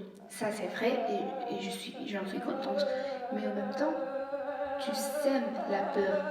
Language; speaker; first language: French; non-native, fluent; Italian